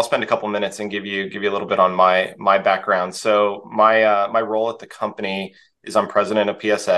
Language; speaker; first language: English; native; English